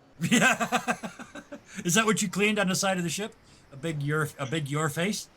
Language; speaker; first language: English; native; English